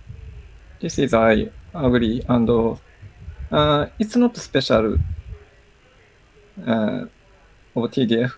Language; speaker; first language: English; non-native, learner; Japanese